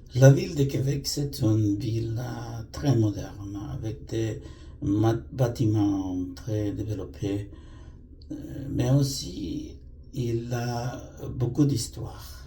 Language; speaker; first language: French; non-native, fluent; Spanish